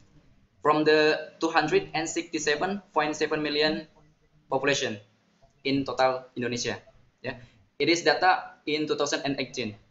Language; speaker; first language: English; non-native, learner; Indonesian